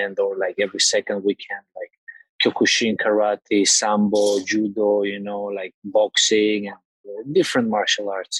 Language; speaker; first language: English; non-native, fluent; Russian